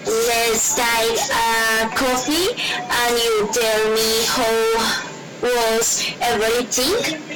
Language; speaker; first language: English; non-native, learner; Spanish